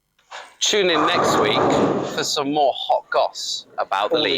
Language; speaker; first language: English; native; English